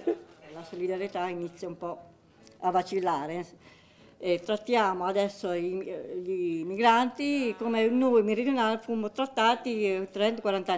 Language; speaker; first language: Italian; native; Italian